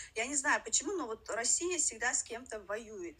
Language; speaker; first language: Russian; non-native, local second language; Chechen